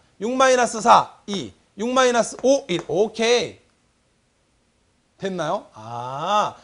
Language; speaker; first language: Korean; native; Korean